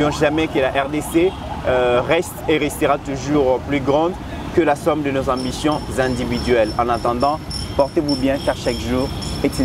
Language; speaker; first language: French; non-native, local second language; Lingala